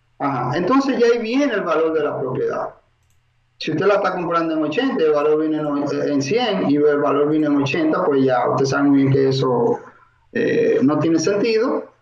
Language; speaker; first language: Spanish; native; Spanish